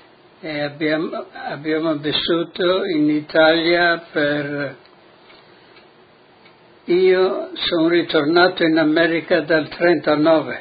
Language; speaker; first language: Italian; non-native, local second language; Friulian